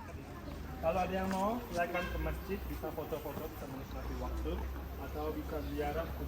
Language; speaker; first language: Indonesian; non-native, fluent; Turkish